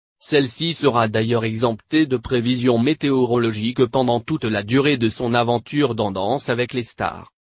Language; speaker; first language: French; native; French